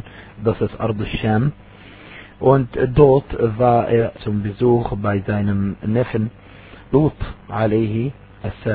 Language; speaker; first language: German; non-native, fluent; Arabic